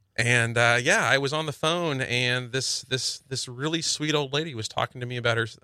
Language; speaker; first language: English; native; English